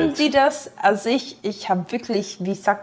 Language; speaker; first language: German; non-native, fluent; English